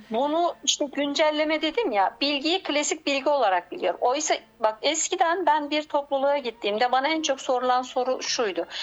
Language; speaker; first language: Turkish; native; Turkish